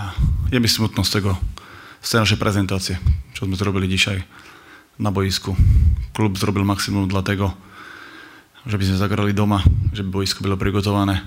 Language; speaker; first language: Polish; non-native, learner; Slovak